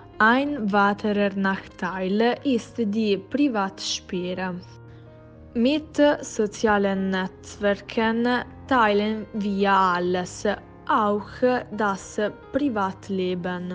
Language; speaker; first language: German; non-native, learner; Italian